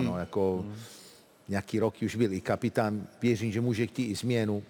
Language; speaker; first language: Czech; non-native, fluent; Italian